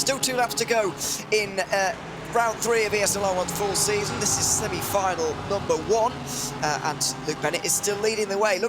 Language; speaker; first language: English; native; English